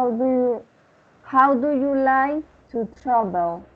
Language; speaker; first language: English; non-native, learner; Spanish